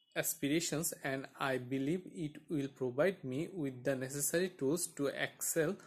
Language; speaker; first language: English; non-native, local second language; Bangla